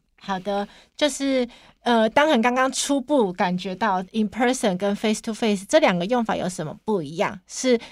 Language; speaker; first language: Chinese; native; Chinese